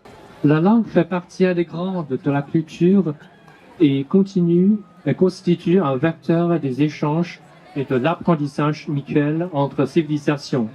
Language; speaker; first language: French; non-native, fluent; Chinese